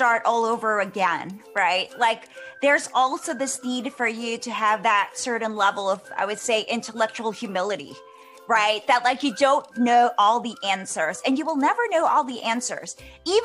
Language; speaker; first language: English; non-native, local second language; Filipino